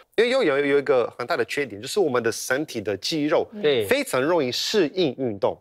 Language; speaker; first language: Chinese; non-native, fluent; Portuguese